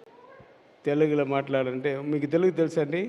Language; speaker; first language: Telugu; non-native, learner; Tamil